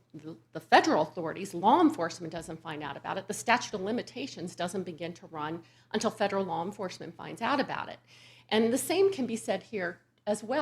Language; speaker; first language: English; native; English